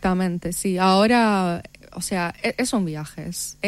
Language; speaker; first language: Spanish; non-native, fluent; Persian